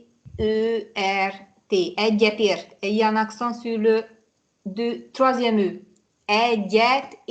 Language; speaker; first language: French; non-native, fluent; Hungarian